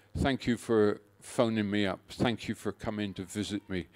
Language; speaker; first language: English; native; English